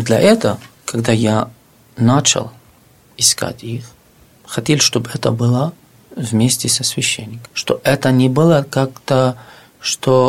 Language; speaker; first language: Russian; non-native, fluent; Arabic